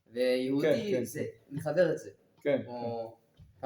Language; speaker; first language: Hebrew; non-native, learner; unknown